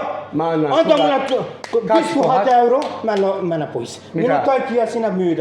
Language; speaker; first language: Finnish; non-native, learner; Turkish